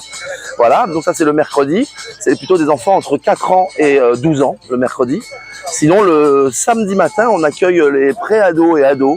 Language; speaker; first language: French; native; French